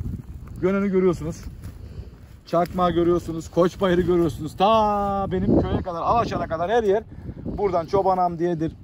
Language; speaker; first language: Turkish; native; Turkish